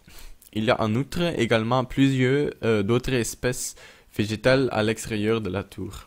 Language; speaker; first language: French; non-native, local second language; Dutch